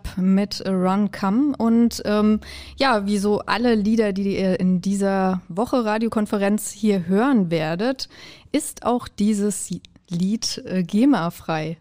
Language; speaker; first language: German; native; German